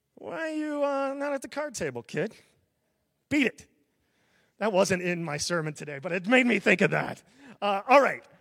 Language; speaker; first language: English; native; English